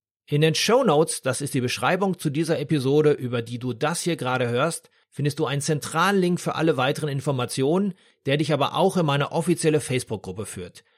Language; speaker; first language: German; native; German